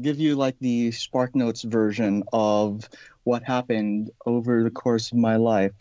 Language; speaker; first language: English; non-native, local second language; Filipino